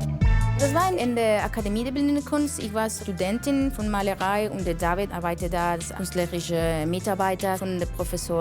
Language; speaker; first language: German; non-native, fluent; Spanish